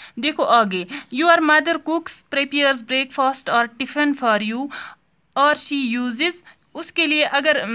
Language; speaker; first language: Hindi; non-native, local second language; Kashmiri